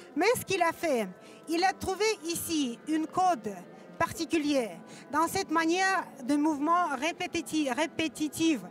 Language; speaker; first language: French; non-native, fluent; Russian